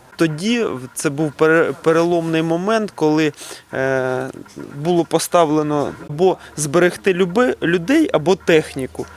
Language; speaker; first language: Ukrainian; native; Ukrainian